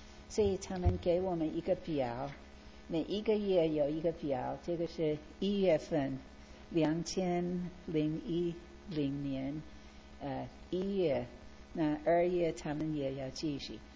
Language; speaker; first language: Chinese; non-native, fluent; English